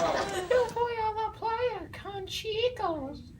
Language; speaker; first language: Spanish; non-native, learner; English